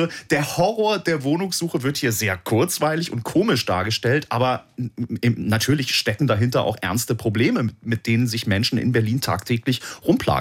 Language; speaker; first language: German; native; German